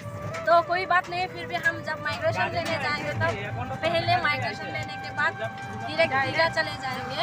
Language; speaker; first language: Hindi; non-native, local second language; Kok Borok